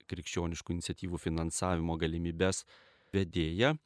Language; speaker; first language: Lithuanian; native; Lithuanian